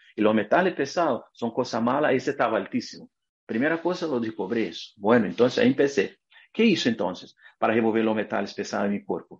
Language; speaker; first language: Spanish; non-native, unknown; Portuguese